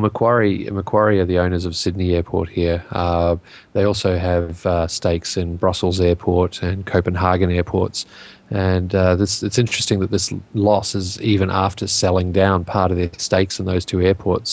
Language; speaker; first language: English; native; English